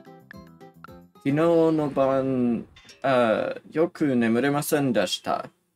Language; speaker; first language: Japanese; non-native, learner; English